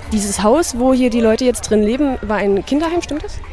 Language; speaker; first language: German; native; German